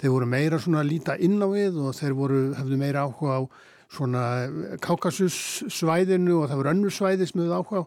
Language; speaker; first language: Icelandic; native; Icelandic